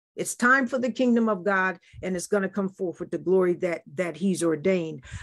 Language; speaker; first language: English; native; English